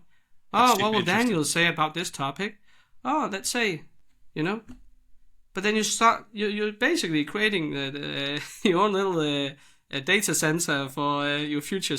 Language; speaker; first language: English; non-native, fluent; Danish